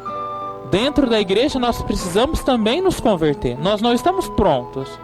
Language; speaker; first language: Portuguese; native; Portuguese